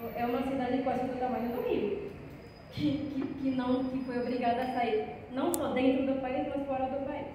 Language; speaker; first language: Portuguese; non-native, fluent; Spanish